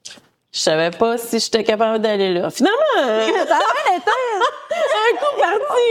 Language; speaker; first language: French; native; French